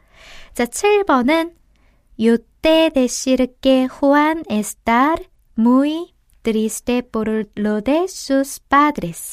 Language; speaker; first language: Spanish; non-native, fluent; Korean